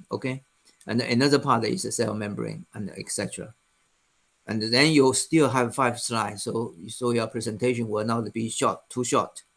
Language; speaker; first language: English; non-native, fluent; Chinese